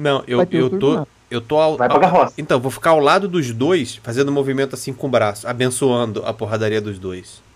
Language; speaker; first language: Portuguese; native; Portuguese